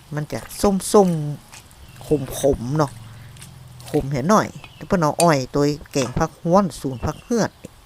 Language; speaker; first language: Thai; native; Thai